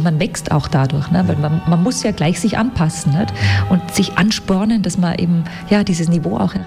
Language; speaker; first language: German; native; German